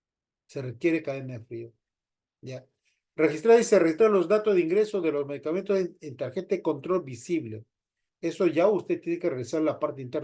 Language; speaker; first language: Spanish; native; Spanish